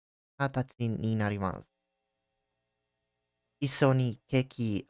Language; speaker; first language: Japanese; non-native, learner; English